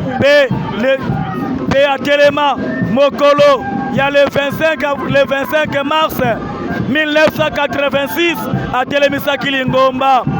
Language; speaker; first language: Lingala; non-native, local second language; Kongo